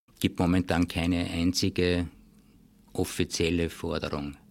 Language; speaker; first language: German; native; German